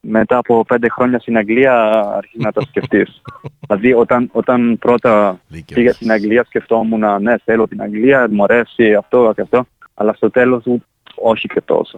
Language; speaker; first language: Greek; non-native, fluent; Italian